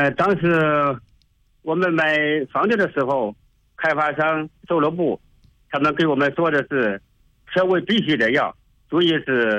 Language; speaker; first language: Chinese; native; Chinese